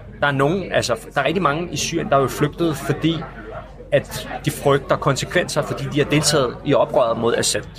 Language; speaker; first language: Danish; early bilingual, other home language; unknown